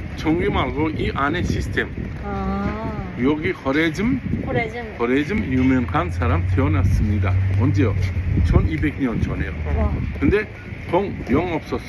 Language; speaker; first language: Korean; non-native, learner; Uzbek